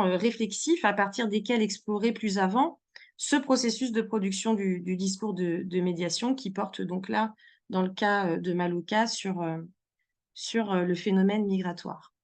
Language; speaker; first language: French; native; French